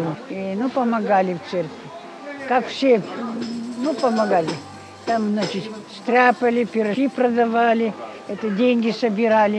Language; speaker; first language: Russian; early bilingual, heritage; Russian